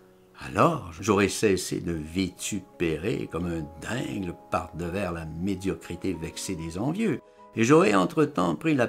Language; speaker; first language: French; native; French